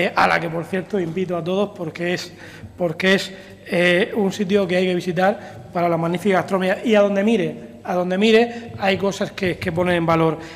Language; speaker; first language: Spanish; native; Spanish